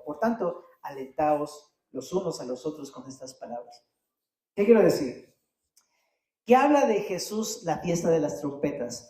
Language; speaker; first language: Spanish; native; Spanish